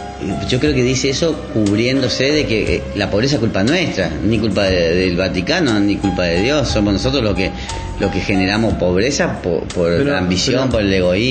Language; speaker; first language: Spanish; native; Spanish